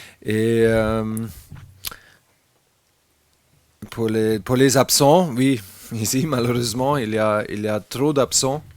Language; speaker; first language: French; non-native, learner; German